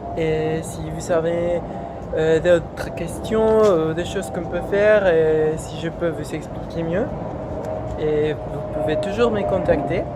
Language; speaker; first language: French; non-native, fluent; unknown